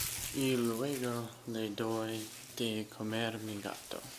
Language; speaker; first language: Spanish; non-native, learner; English